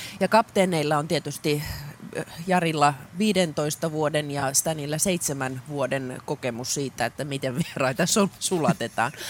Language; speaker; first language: Finnish; non-native, local second language; Swedish